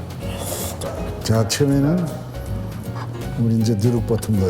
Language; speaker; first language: Korean; native; Korean